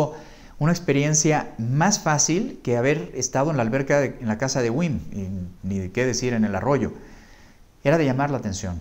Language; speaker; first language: Spanish; native; Spanish